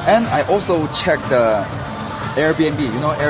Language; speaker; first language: English; non-native, learner; Korean